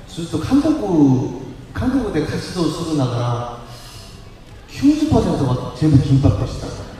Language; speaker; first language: Japanese; non-native, learner; Korean